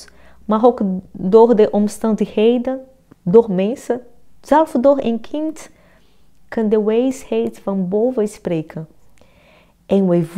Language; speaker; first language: Dutch; non-native, fluent; Portuguese